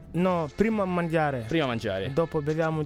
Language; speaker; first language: Italian; non-native, learner; Wolof